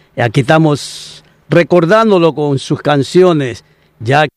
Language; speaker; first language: Spanish; native; Spanish